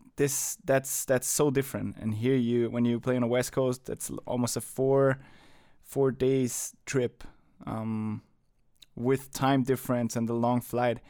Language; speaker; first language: English; non-native, fluent; German